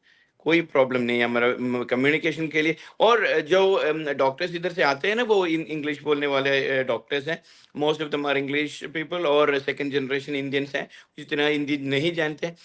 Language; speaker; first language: Hindi; non-native, local second language; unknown